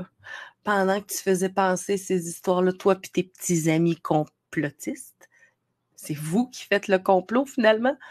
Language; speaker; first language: French; native; French